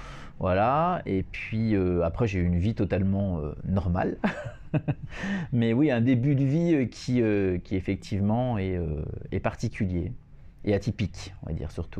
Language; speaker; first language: French; native; French